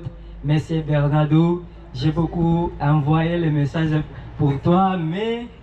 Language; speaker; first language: French; non-native, learner; Portuguese